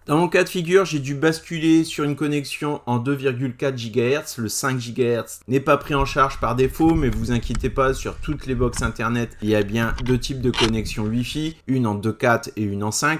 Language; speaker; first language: French; native; French